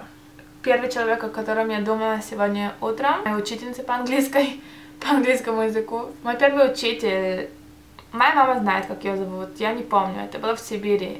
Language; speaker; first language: Russian; early bilingual, heritage; Russian